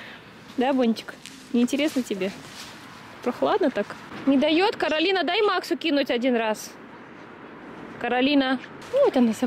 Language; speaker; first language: Russian; native; Russian